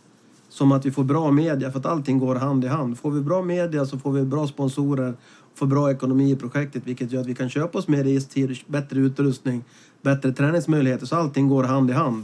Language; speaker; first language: Swedish; native; Swedish